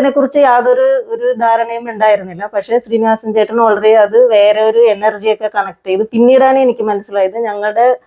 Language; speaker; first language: Malayalam; non-native, local second language; Konkani